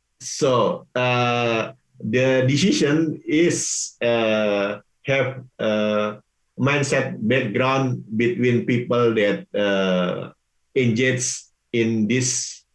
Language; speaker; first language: English; non-native, learner; Indonesian